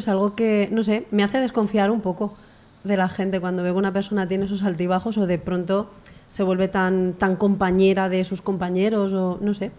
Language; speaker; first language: Spanish; native; Spanish